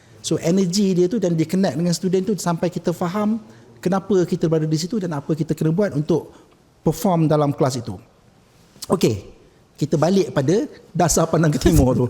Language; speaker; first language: Malay; native; Malay